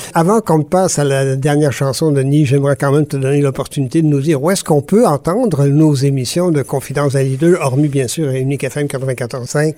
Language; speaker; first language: French; native; French